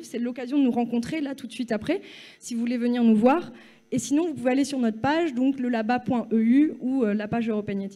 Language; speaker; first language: French; native; French